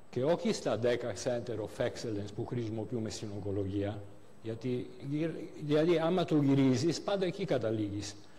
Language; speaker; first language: Greek; non-native, fluent; Italian